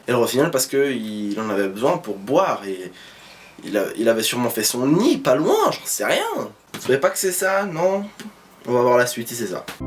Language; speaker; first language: French; native; French